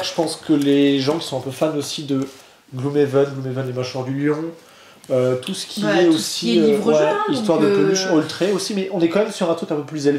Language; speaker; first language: French; native; French